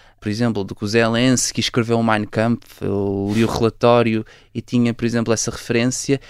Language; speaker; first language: Portuguese; native; Portuguese